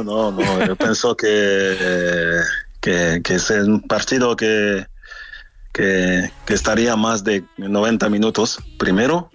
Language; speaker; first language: Spanish; non-native, fluent; French